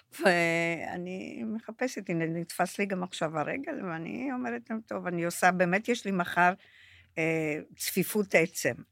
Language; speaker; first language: Hebrew; non-native, fluent; Romanian